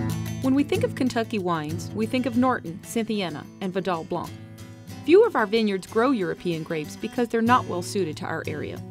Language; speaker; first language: English; native; English